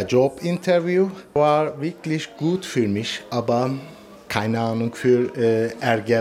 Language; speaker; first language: German; non-native, learner; Turkish